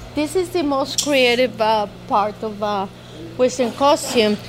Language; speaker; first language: English; non-native, fluent; Spanish